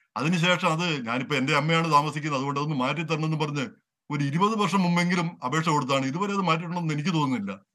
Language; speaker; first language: Malayalam; native; Malayalam